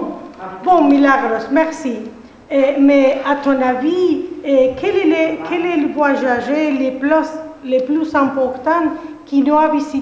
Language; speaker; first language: French; non-native, fluent; Spanish